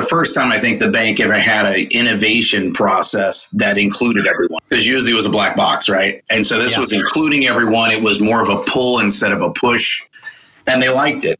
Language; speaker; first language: English; native; English